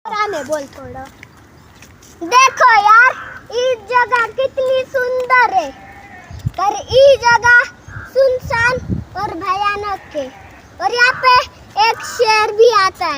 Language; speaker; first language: Hindi; non-native, local second language; Marathi